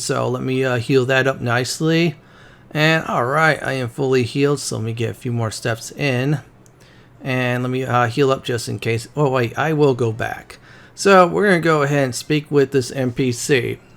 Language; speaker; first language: English; native; English